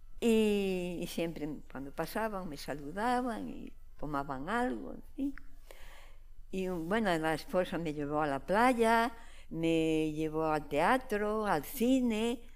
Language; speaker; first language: Spanish; non-native, local second language; Galician